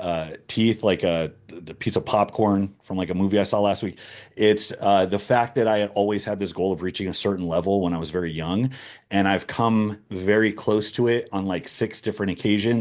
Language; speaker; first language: English; native; English